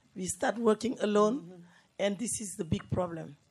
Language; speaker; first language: English; non-native, fluent; Wolof